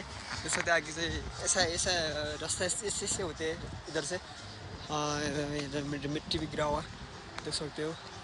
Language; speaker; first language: Hindi; non-native, learner; Nepali